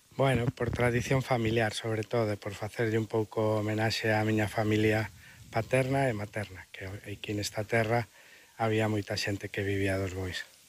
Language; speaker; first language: Galician; native; Galician